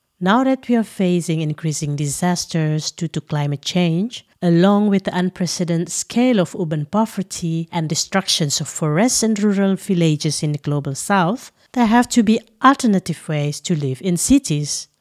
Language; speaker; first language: English; non-native, fluent; Indonesian